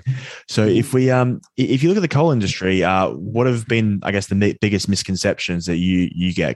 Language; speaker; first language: English; native; English